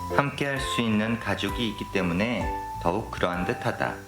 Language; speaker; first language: Korean; native; Korean